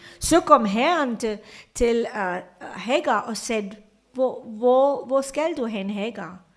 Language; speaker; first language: Danish; non-native, fluent; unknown